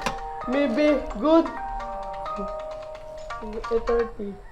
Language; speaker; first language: English; non-native, learner; Filipino